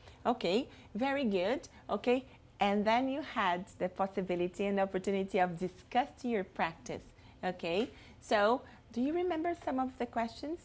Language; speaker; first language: English; non-native, fluent; Portuguese